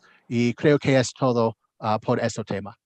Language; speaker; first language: Spanish; non-native, learner; English